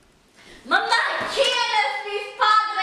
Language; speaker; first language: Spanish; non-native, learner; English